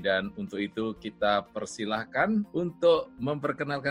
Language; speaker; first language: Indonesian; native; Indonesian